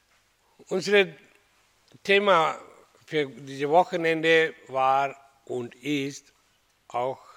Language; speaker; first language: German; non-native, learner; Hindi